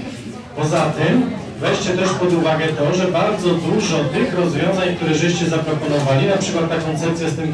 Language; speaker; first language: Polish; native; Polish